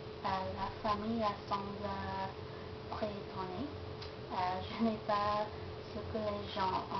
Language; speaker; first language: French; non-native, learner; English